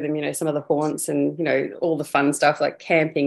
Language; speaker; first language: English; native; English